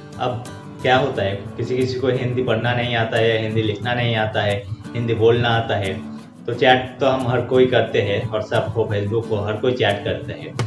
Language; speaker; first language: Hindi; non-native, local second language; Bangla